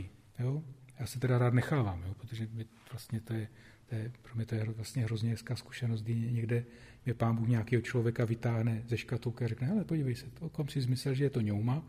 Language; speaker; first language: Czech; native; Czech